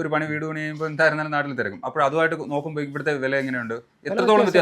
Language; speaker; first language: Malayalam; native; Malayalam